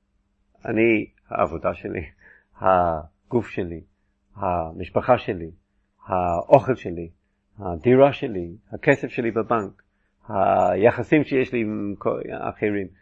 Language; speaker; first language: Hebrew; non-native, fluent; English